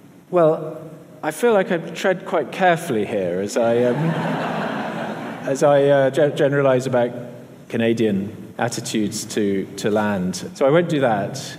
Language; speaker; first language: English; native; English